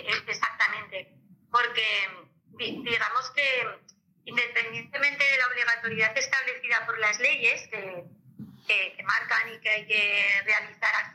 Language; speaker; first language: Spanish; native; Spanish